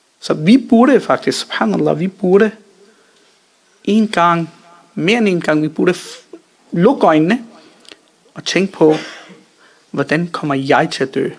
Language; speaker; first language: Danish; early bilingual, other home language; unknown